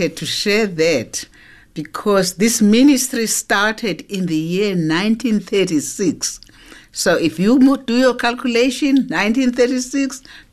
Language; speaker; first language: English; non-native, local second language; Zulu